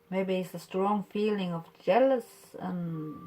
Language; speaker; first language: English; non-native, fluent; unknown